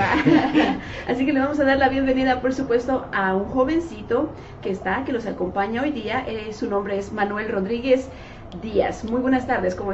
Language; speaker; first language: Spanish; native; Spanish